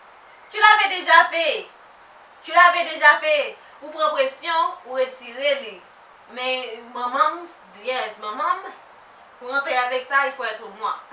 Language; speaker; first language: French; non-native, local second language; Haitian Creole